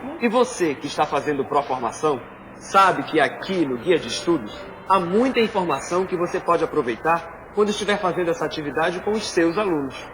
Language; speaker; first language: Portuguese; native; Portuguese